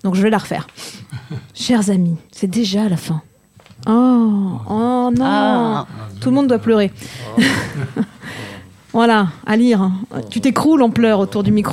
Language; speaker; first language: French; native; French